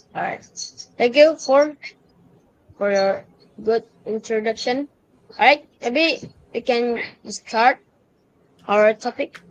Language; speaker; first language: English; non-native, learner; Indonesian